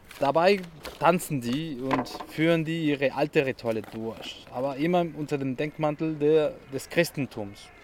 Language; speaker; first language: German; non-native, fluent; Spanish